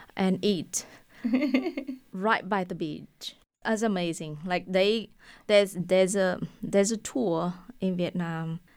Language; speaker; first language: English; non-native, fluent; Vietnamese